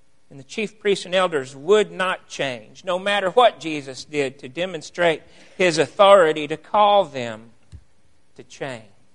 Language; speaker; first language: English; native; English